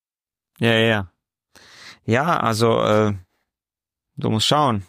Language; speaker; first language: German; non-native, learner; Romanian